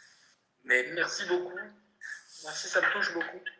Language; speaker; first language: French; native; French